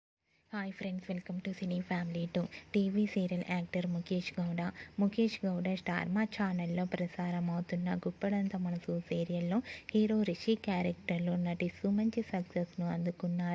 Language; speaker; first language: Telugu; native; Telugu